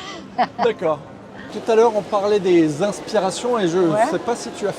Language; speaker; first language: French; native; French